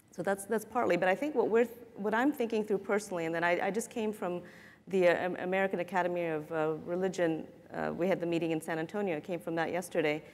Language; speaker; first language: English; native; English